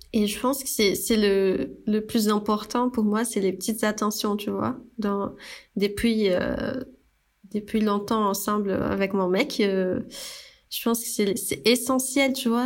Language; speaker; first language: French; non-native, fluent; Portuguese